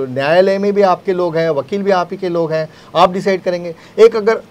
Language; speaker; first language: Hindi; native; Hindi